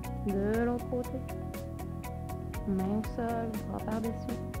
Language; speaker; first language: French; native; French